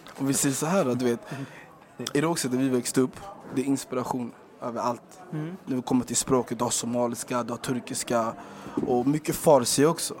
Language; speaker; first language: Swedish; native; Swedish